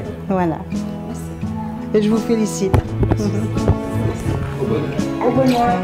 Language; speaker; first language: French; native; French